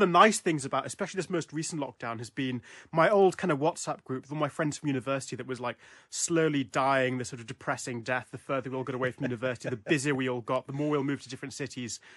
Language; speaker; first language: English; native; English